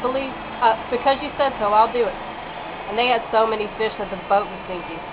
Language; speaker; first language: English; native; English